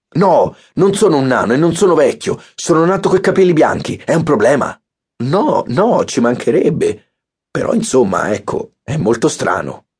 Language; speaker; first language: Italian; native; Italian